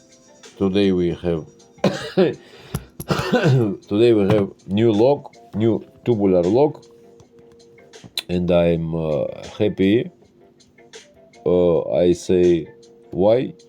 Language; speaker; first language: English; non-native, learner; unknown